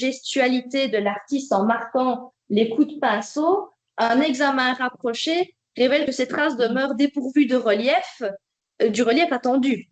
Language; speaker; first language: French; native; French